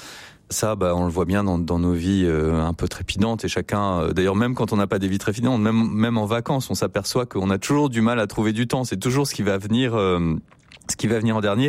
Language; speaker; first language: French; native; French